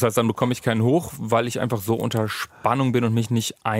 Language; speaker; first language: German; native; German